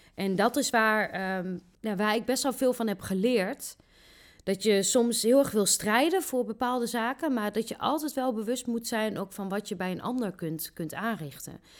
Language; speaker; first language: Dutch; native; Dutch